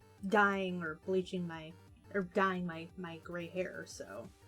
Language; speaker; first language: English; native; English